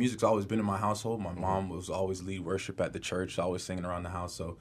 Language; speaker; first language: English; native; English